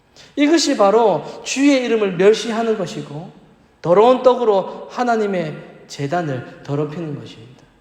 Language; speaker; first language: Korean; native; Korean